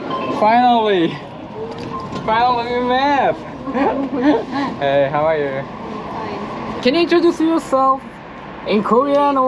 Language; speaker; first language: English; non-native, learner; Korean